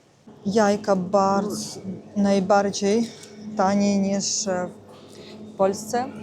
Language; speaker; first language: Polish; non-native, learner; Russian